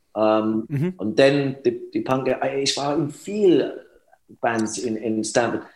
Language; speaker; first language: German; non-native, learner; English